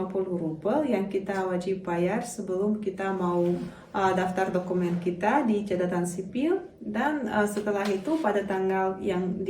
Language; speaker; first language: Indonesian; non-native, fluent; Russian